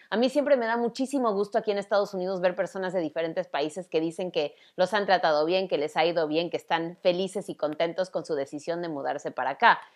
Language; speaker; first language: Spanish; early bilingual, other home language; English